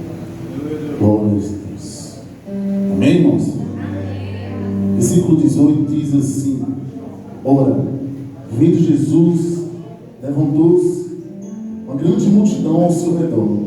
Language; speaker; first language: Portuguese; native; Portuguese